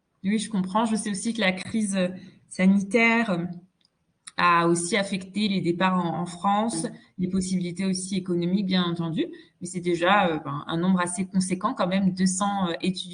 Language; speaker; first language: French; native; French